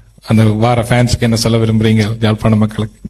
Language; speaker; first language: Tamil; native; Tamil